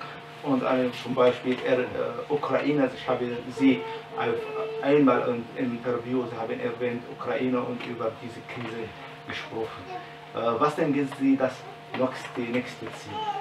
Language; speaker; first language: German; non-native, learner; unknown